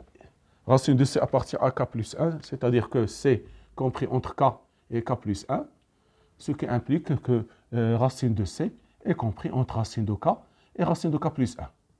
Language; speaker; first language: French; non-native, local second language; Arabic